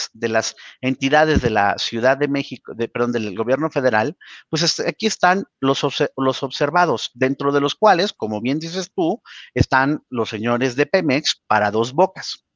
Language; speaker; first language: Spanish; native; Spanish